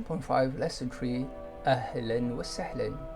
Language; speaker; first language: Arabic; non-native, fluent; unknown